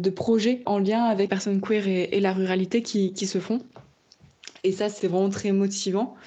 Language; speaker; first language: French; native; French